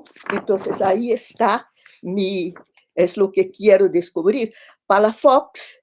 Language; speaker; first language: Spanish; non-native, fluent; Portuguese